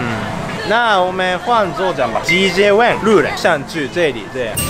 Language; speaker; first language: Chinese; non-native, fluent; Japanese